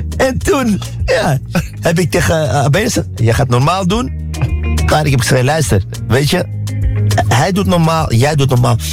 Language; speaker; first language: Dutch; early bilingual, other home language; Arabic